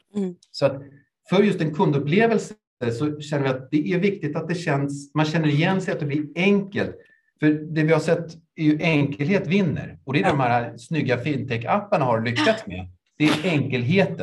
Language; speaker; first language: Swedish; native; Swedish